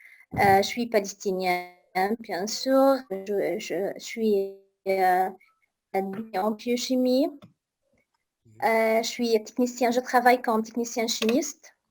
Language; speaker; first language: French; non-native, learner; Arabic